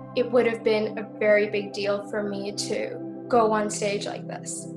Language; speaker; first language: English; native; English